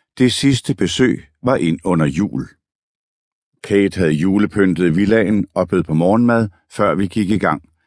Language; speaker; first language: Danish; native; Danish